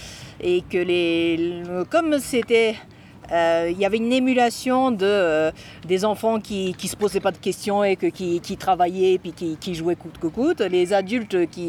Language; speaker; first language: French; non-native, fluent; Japanese